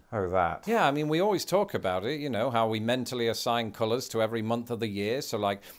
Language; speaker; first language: English; native; English